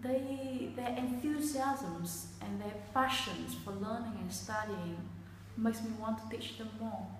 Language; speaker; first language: English; non-native, fluent; Vietnamese